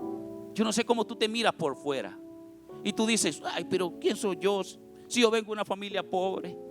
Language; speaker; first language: Spanish; native; Spanish